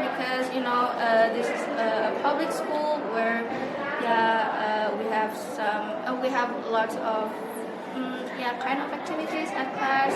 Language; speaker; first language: English; non-native, learner; Indonesian